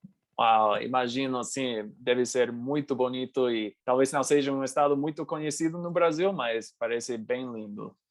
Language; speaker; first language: Portuguese; non-native, fluent; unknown